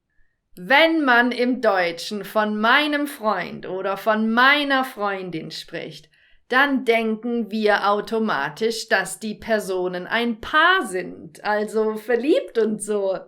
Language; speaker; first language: German; native; German